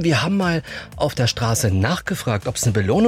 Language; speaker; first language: German; native; German